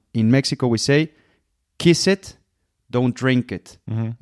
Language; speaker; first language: English; non-native, fluent; Spanish